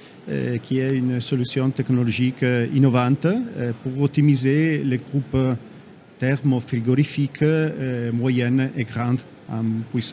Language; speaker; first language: French; non-native, fluent; Italian